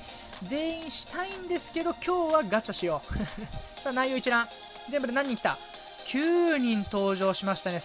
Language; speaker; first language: Japanese; native; Japanese